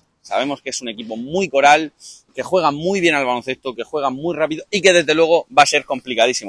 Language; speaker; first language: Spanish; native; Spanish